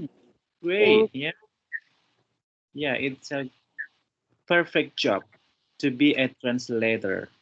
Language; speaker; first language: English; non-native, fluent; Indonesian